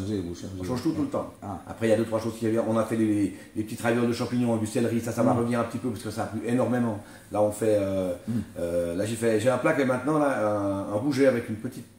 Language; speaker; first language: French; native; French